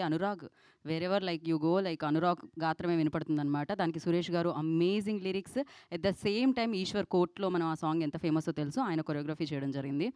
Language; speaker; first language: Telugu; native; Telugu